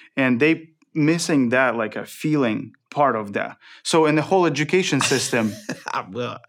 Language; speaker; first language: English; non-native, fluent; Ukrainian